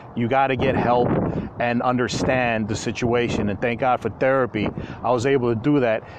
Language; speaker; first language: English; native; English